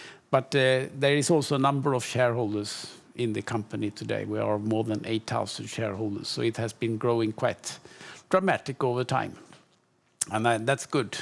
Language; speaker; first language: English; non-native, fluent; Swedish